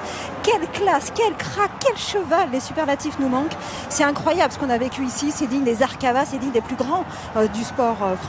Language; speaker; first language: French; native; French